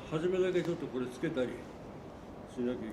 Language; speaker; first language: Japanese; native; Japanese